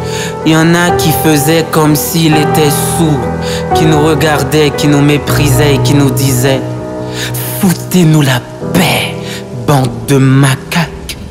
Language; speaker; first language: French; non-native, local second language; Haitian Creole